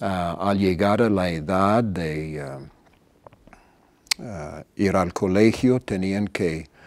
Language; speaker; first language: Spanish; non-native, fluent; English